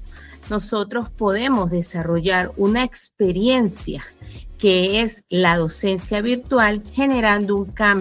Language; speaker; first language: Spanish; native; Spanish